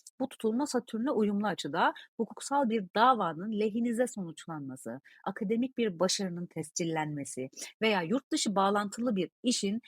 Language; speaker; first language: Turkish; native; Turkish